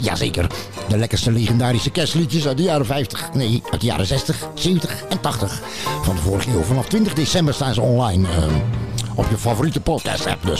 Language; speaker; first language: Dutch; native; Dutch